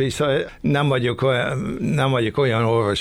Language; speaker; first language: Hungarian; early bilingual, other home language; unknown